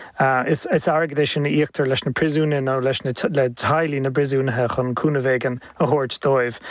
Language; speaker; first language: Irish; native; Irish